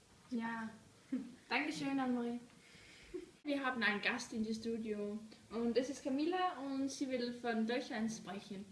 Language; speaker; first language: German; non-native, learner; Danish